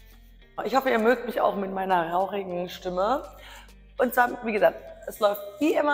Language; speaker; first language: German; native; German